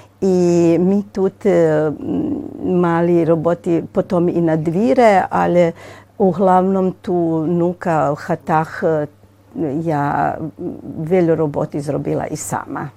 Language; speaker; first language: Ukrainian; early bilingual, heritage; Ukrainian